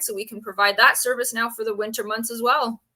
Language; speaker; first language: English; native; English